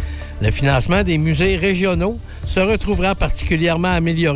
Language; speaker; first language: French; native; French